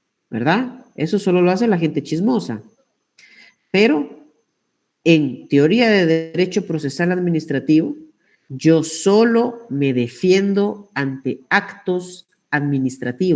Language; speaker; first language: Spanish; native; Spanish